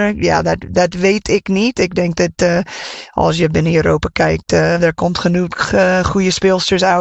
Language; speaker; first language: Dutch; non-native, fluent; English